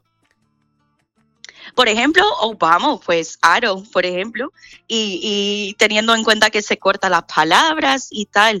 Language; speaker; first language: Spanish; non-native, fluent; English